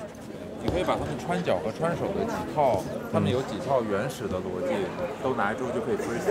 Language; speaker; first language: Chinese; native; Chinese